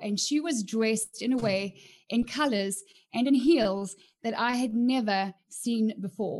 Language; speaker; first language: English; native; English